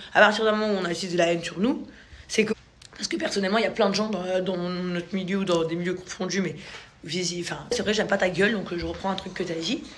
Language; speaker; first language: French; native; French